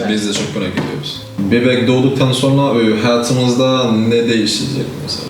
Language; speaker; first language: Turkish; non-native, learner; Haitian Creole